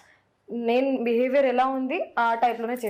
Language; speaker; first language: Telugu; non-native, fluent; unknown